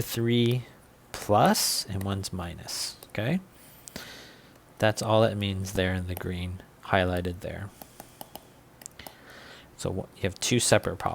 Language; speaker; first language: English; native; English